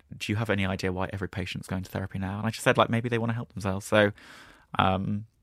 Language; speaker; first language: English; native; English